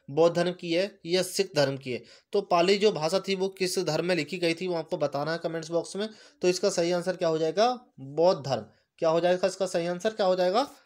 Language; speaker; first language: Hindi; native; Hindi